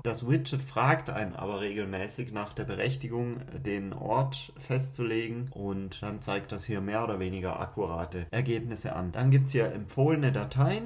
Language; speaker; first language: German; native; German